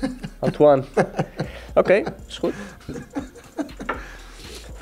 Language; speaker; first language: Dutch; non-native, fluent; Danish